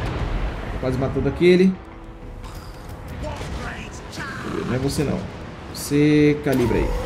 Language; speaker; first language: Portuguese; native; Portuguese